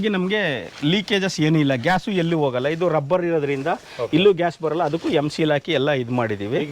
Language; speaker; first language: Kannada; native; Kannada